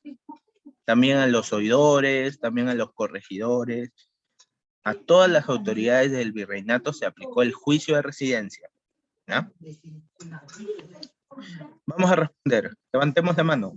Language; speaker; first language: Spanish; native; Spanish